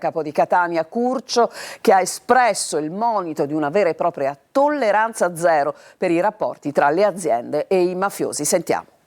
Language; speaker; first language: Italian; native; Italian